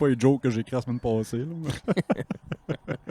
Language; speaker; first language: French; native; French